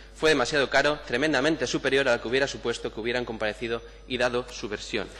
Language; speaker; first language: Spanish; non-native, local second language; Catalan